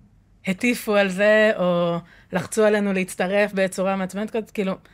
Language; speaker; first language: Hebrew; native; Hebrew